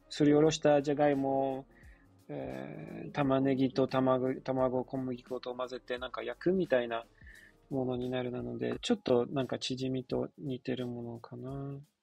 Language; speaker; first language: Japanese; non-native, fluent; Polish